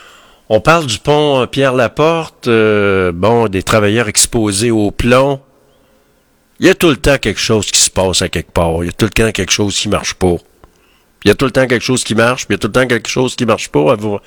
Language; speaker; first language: French; native; French